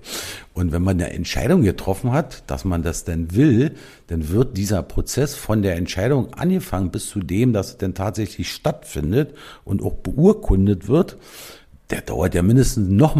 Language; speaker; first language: German; native; German